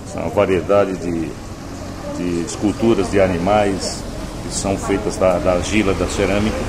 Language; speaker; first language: Portuguese; native; Portuguese